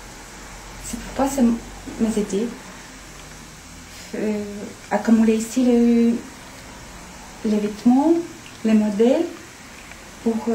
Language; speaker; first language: French; non-native, fluent; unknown